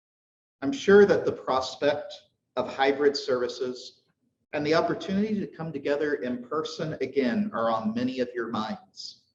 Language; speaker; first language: English; native; English